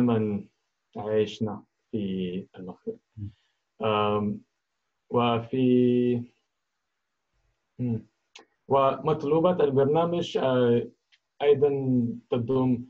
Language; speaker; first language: Arabic; non-native, learner; English